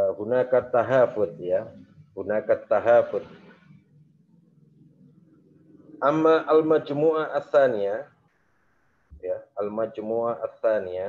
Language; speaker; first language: Arabic; non-native, fluent; Indonesian